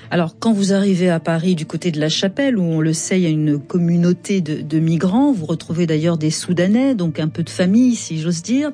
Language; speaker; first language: French; native; French